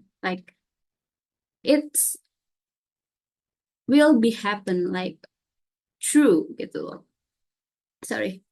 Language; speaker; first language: English; non-native, learner; Indonesian